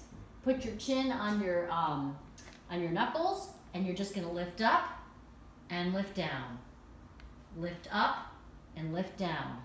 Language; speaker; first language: English; native; English